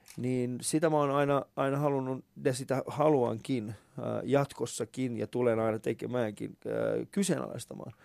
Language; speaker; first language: Finnish; early bilingual, other home language; Persian